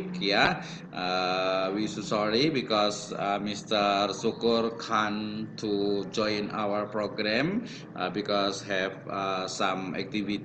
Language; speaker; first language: English; non-native, learner; Indonesian